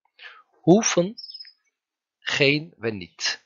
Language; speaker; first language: Dutch; non-native, fluent; Turkish